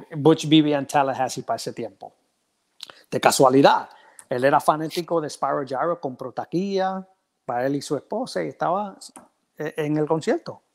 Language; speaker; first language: Spanish; early bilingual, heritage; Spanish